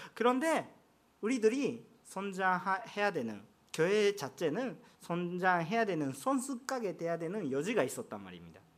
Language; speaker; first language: Korean; non-native, fluent; Japanese